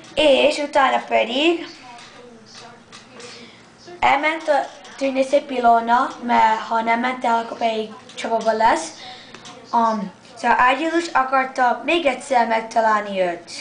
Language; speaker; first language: Hungarian; early bilingual, heritage; English